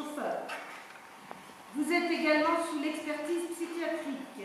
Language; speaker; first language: French; native; French